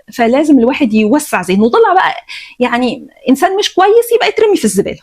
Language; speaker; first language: Egyptian Arabic; native; Egyptian Arabic